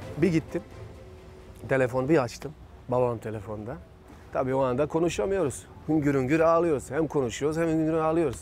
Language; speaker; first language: Turkish; non-native, fluent; Bosnian